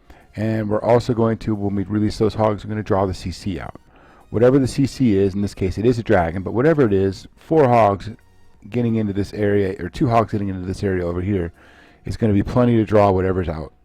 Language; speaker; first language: English; native; English